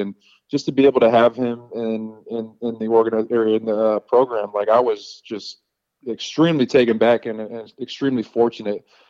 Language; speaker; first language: English; native; English